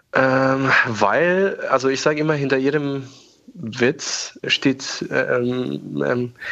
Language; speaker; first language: German; non-native, fluent; Persian